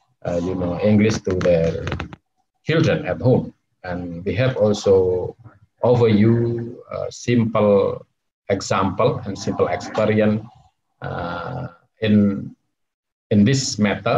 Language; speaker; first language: English; non-native, fluent; Javanese